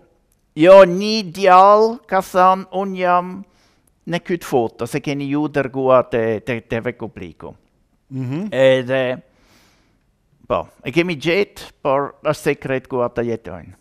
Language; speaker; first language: Albanian; non-native, learner; German